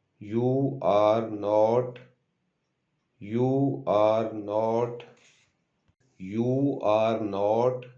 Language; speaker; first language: English; non-native, local second language; Urdu